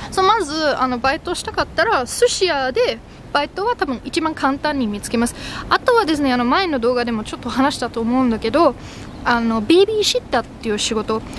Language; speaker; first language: Japanese; non-native, fluent; German